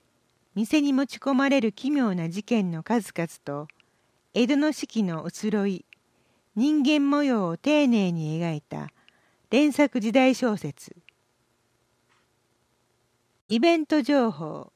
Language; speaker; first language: Japanese; native; Japanese